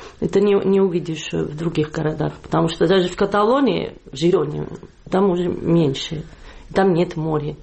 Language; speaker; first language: Russian; non-native, fluent; Catalan